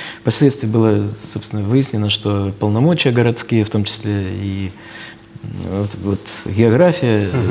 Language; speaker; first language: Russian; native; Russian